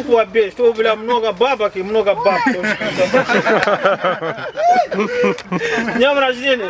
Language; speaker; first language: Russian; non-native, fluent; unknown